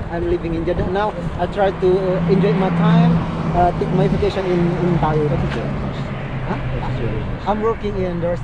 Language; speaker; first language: English; non-native, learner; Indonesian